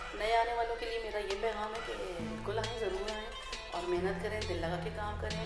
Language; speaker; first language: Urdu; native; Urdu